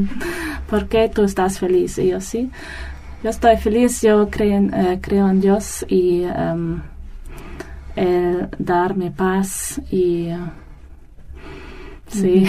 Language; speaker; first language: Spanish; non-native, learner; German